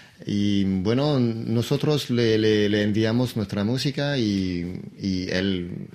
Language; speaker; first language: Spanish; non-native, fluent; French